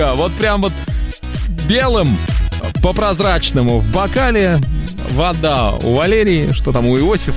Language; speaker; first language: Russian; native; Russian